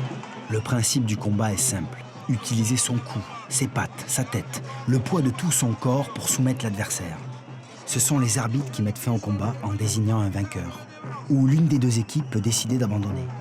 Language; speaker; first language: French; native; French